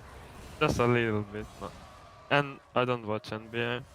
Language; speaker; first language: English; non-native, learner; Slovenian